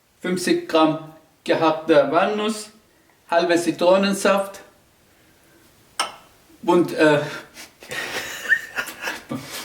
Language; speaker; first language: German; non-native, local second language; Turkish